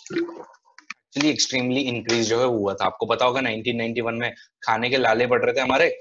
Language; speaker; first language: Hindi; non-native, local second language; Marathi